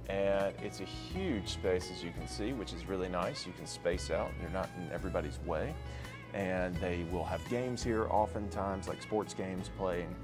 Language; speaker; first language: English; native; English